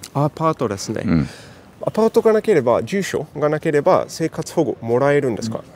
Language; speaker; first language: Japanese; non-native, fluent; English